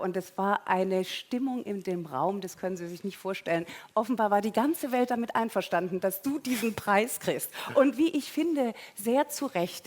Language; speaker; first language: German; native; German